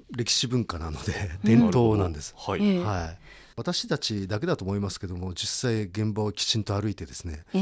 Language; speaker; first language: Japanese; native; Japanese